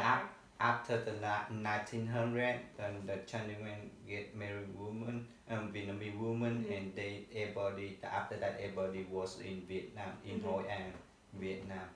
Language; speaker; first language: English; non-native, learner; Vietnamese